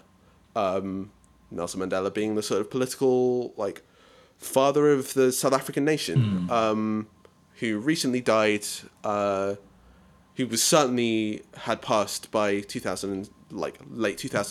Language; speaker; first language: English; native; English